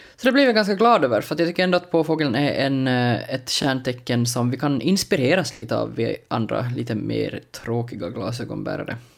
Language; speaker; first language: Swedish; native; Swedish